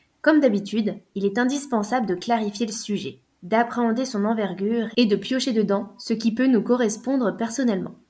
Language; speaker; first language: French; native; French